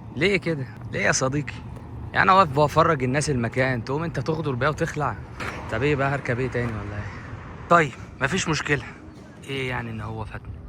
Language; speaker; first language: Egyptian Arabic; native; Egyptian Arabic